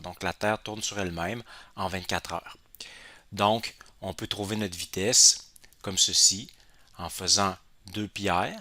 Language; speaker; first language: French; native; French